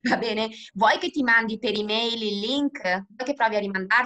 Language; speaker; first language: Italian; native; Italian